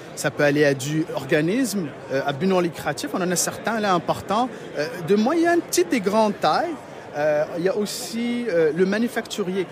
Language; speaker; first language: French; non-native, local second language; Arabic